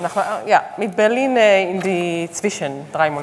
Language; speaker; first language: German; non-native, learner; Hebrew